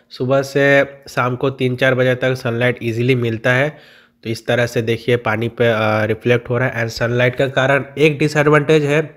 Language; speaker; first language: Hindi; non-native, local second language; Bangla